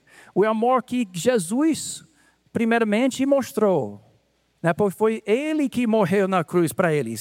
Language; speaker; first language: Portuguese; non-native, fluent; English